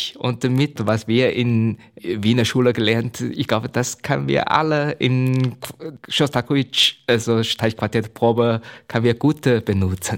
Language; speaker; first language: German; non-native, learner; Chinese